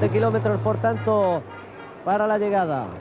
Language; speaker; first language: Spanish; native; Spanish